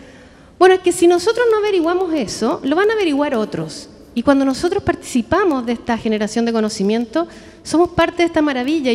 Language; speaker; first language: Spanish; native; Spanish